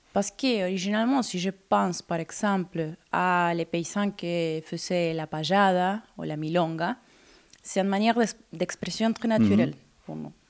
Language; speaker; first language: French; non-native, fluent; Spanish